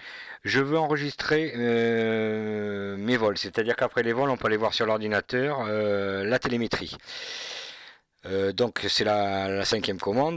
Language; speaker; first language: French; native; French